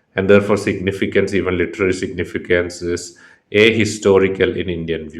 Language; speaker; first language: English; non-native, local second language; Malayalam